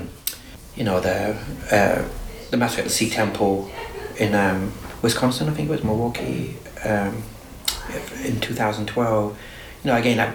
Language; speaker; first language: English; native; English